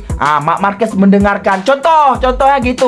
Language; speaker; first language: Indonesian; native; Indonesian